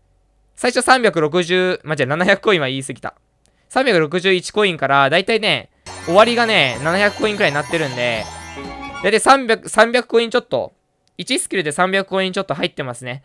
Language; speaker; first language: Japanese; native; Japanese